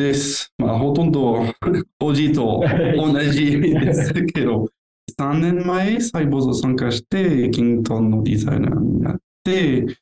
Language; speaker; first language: Japanese; non-native, learner; French